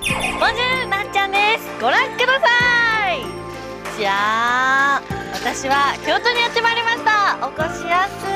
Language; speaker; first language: Japanese; native; Japanese